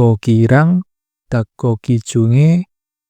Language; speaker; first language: Korean; non-native, fluent; Indonesian